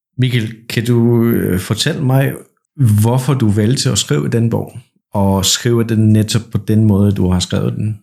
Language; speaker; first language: Danish; non-native, fluent; Polish